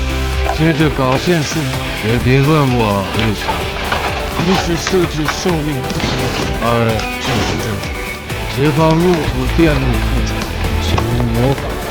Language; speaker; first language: Chinese; native; Chinese